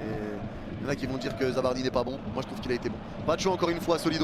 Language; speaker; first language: French; native; French